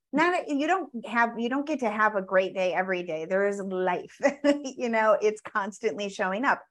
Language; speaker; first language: English; native; English